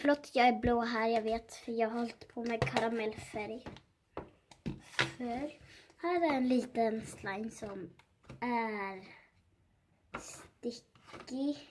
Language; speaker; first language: Swedish; early bilingual, other home language; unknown